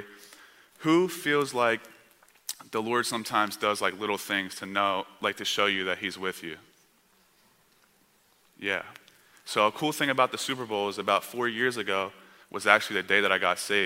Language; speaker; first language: English; native; English